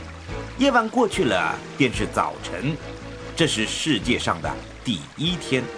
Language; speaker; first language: Chinese; native; Chinese